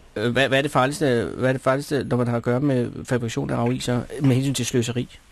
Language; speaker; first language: Danish; native; Danish